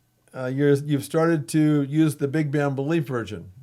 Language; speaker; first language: English; native; English